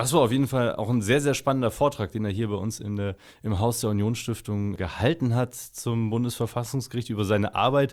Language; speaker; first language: German; native; German